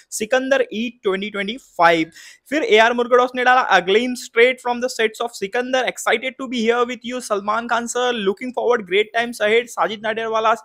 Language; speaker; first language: Hindi; native; Hindi